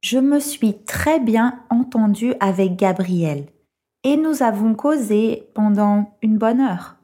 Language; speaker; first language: French; non-native, fluent; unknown